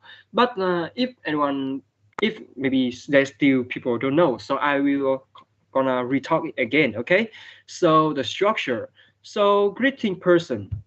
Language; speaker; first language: English; non-native, fluent; Vietnamese